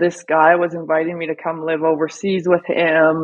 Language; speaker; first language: English; native; English